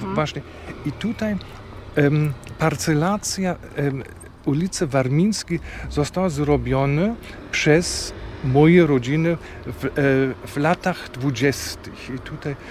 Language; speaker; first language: Polish; non-native, fluent; German